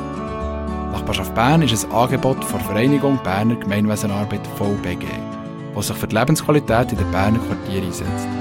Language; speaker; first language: German; native; German